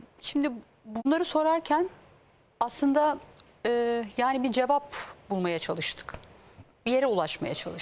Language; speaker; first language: Turkish; native; Turkish